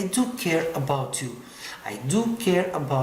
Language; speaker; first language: English; non-native, fluent; Portuguese